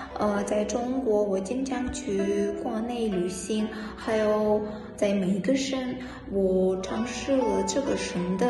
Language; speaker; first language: Chinese; non-native, learner; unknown